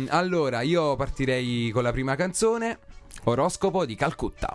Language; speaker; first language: Italian; native; Italian